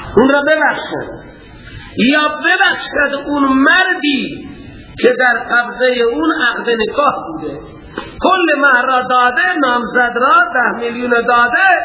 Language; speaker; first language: Persian; non-native, local second language; Baluchi